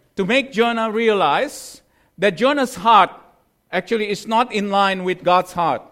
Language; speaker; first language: English; non-native, fluent; Indonesian